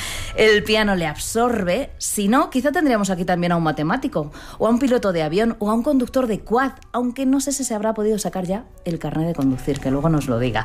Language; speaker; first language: Spanish; native; Spanish